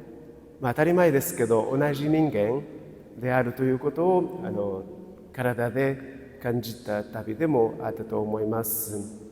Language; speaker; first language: Japanese; non-native, fluent; Portuguese